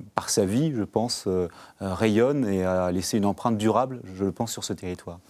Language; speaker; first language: French; native; French